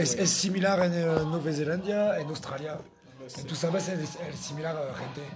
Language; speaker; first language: Spanish; non-native, learner; French